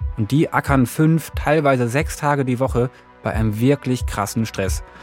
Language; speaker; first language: German; native; German